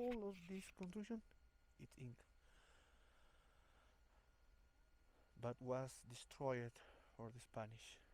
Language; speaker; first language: English; non-native, learner; Spanish